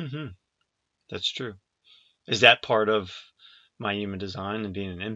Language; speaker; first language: English; native; English